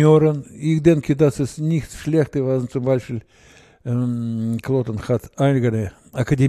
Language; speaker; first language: German; non-native, learner; Russian